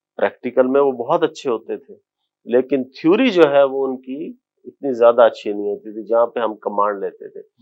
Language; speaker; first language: Urdu; non-native, local second language; Haryanvi